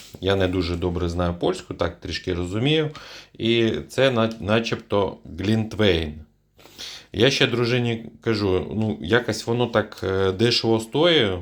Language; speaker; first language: Ukrainian; non-native, local second language; Russian